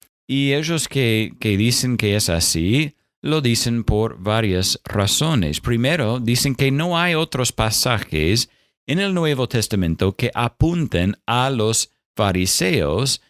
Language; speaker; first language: Spanish; non-native, fluent; English